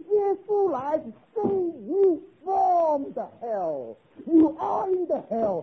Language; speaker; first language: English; non-native, fluent; Chinese